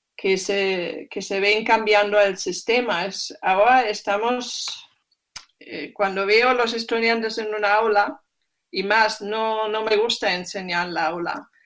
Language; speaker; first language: Spanish; non-native, fluent; German